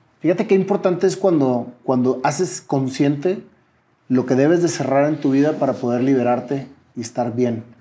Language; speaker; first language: Spanish; native; Spanish